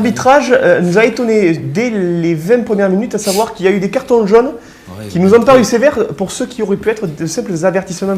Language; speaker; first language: French; native; French